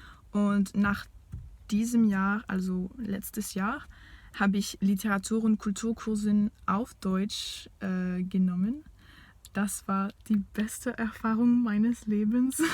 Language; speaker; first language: German; non-native, fluent; French